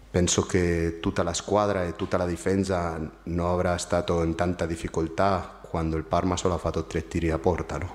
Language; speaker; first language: Italian; non-native, fluent; Spanish